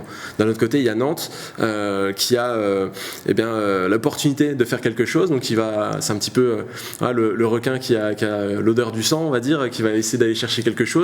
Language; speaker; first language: French; native; French